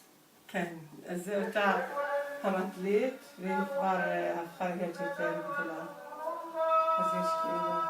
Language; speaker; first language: Hebrew; non-native, local second language; Arabic